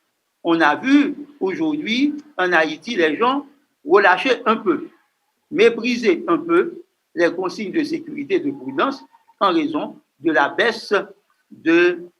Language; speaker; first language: French; non-native, local second language; Haitian Creole